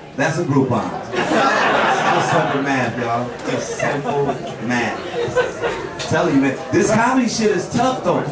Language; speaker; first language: English; native; English